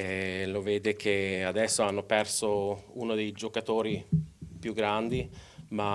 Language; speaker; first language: Italian; non-native, local second language; Swedish